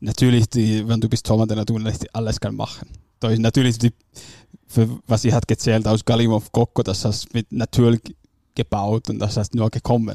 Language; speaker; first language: German; non-native, fluent; Finnish